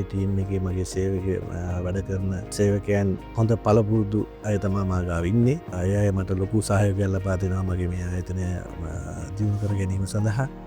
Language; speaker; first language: Sinhala; native; Sinhala